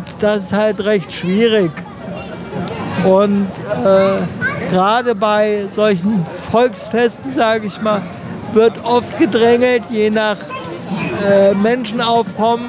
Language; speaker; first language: German; native; German